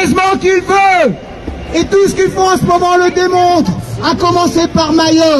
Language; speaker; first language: French; native; French